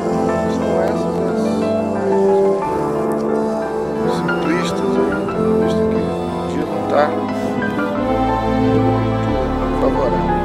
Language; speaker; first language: Portuguese; native; Portuguese